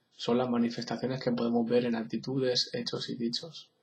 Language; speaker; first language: Spanish; native; Spanish